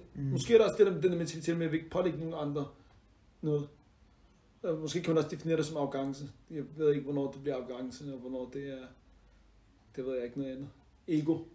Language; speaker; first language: Danish; early bilingual, other home language; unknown